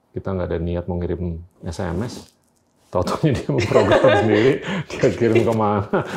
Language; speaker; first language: Indonesian; native; Indonesian